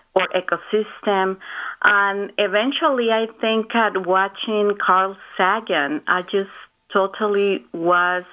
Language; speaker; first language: English; non-native, fluent; Spanish